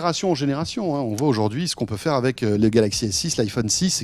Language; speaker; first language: French; native; French